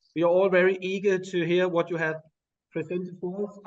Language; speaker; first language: English; non-native, fluent; Danish